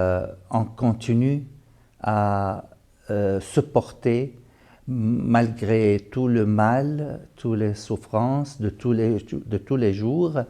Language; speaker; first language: French; non-native, fluent; Arabic